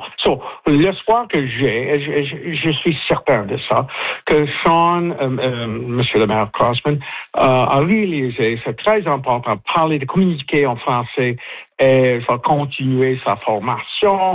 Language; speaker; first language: French; non-native, learner; English